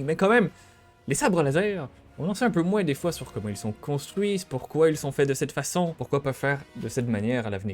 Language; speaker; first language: French; native; French